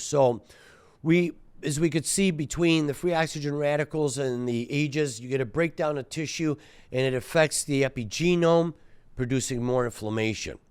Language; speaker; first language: English; native; English